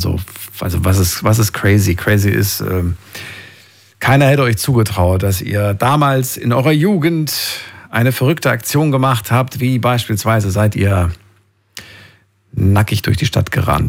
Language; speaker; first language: German; native; German